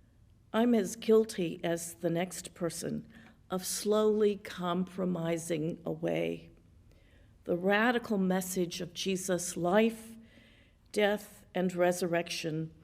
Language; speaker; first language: English; native; English